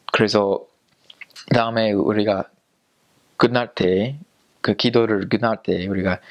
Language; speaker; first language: Korean; non-native, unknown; English